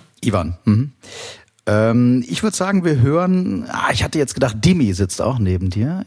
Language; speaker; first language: German; native; German